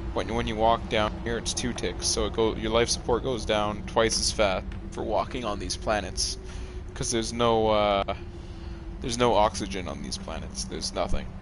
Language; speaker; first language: English; native; English